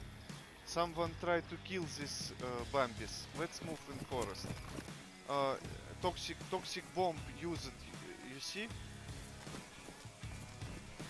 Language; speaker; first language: English; non-native, learner; Russian